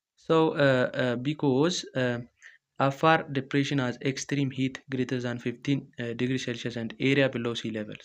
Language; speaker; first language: English; non-native, local second language; Amharic